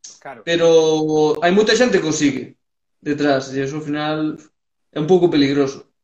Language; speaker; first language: Galician; early bilingual, heritage; Galician